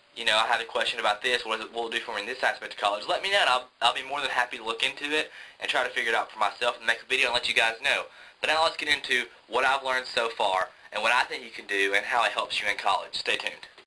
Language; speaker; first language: English; native; English